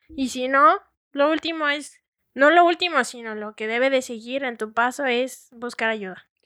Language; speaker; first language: Spanish; native; Spanish